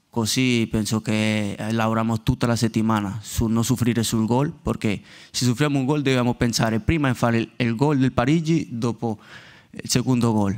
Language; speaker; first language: Italian; non-native, learner; Spanish